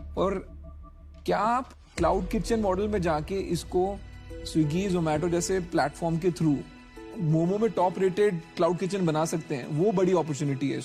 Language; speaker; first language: Hindi; native; Hindi